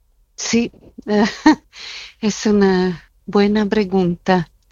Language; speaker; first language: Spanish; non-native, fluent; German